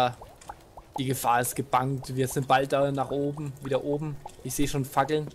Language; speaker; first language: German; native; German